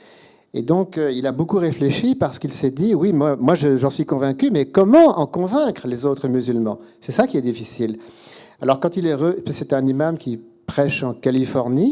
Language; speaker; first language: French; native; French